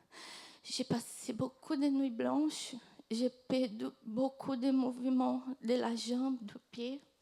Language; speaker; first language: French; non-native, fluent; Portuguese